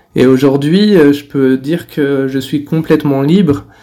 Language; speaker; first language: French; native; French